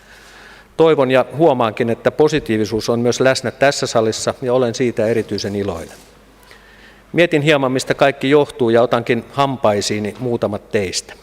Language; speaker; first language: Finnish; native; Finnish